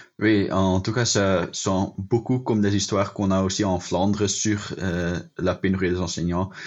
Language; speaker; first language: French; non-native, local second language; Dutch